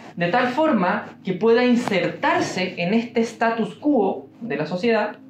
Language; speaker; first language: Spanish; native; Spanish